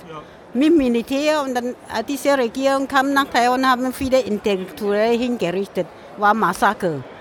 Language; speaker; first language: German; non-native, learner; Min Nan Chinese